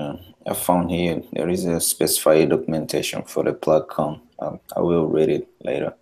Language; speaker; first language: English; non-native, fluent; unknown